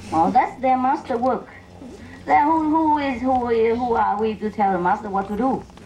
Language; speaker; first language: English; non-native, fluent; Vietnamese